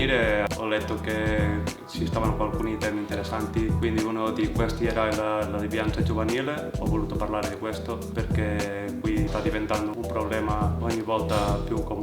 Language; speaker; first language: Italian; non-native, fluent; Spanish